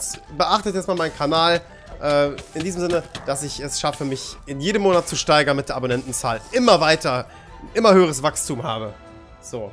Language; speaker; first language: German; native; German